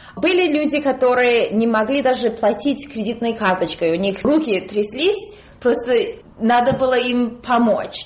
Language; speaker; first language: Russian; early bilingual, heritage; Russian